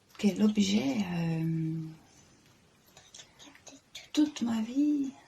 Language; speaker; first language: French; native; French